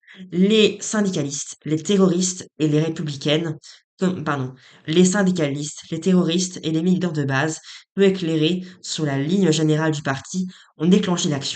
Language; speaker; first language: French; native; French